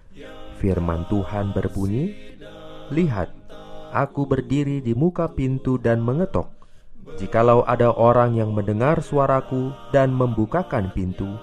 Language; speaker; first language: Indonesian; native; Indonesian